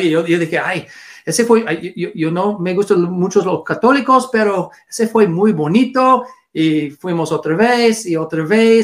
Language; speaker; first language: Spanish; non-native, learner; English